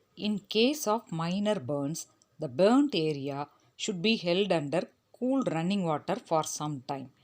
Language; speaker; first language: English; non-native, local second language; Tamil